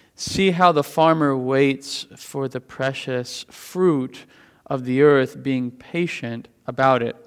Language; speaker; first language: English; native; English